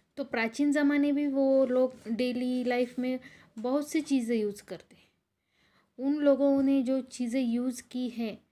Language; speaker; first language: Hindi; non-native, local second language; Marathi